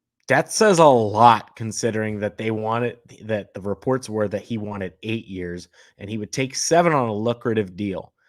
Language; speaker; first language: English; native; English